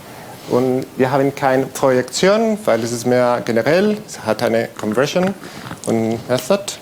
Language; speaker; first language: German; non-native, fluent; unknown